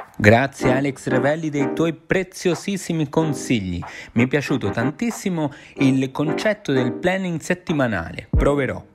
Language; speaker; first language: Italian; non-native, fluent; Spanish